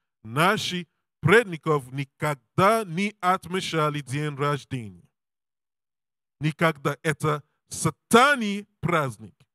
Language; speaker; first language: Russian; non-native, learner; English